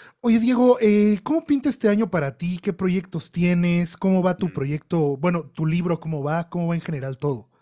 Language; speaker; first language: Spanish; native; Spanish